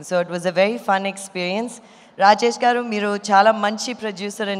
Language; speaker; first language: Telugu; non-native, learner; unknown